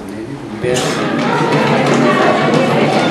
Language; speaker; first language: Spanish; non-native, fluent; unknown